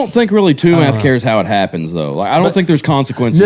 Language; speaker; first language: English; native; English